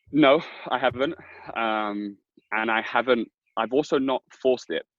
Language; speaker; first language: English; native; English